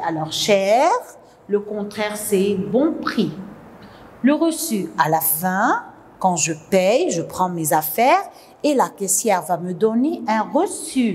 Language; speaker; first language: French; non-native, local second language; Arabic